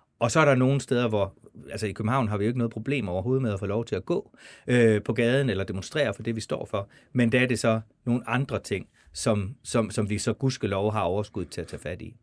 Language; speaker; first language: Danish; native; Danish